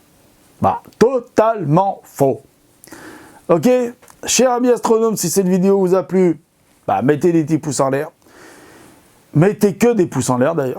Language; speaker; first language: French; native; French